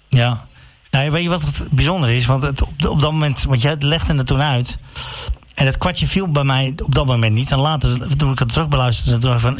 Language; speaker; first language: Dutch; native; Dutch